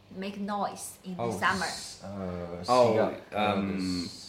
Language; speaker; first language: English; non-native, learner; Chinese